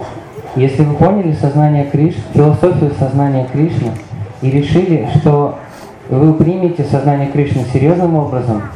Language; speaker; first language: Russian; native; Russian